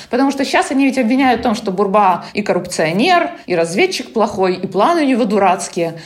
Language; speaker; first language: Russian; non-native, local second language; Ukrainian